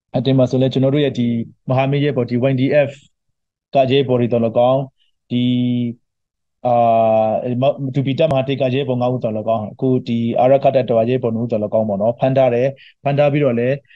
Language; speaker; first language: Burmese; non-native, local second language; Hakha Chin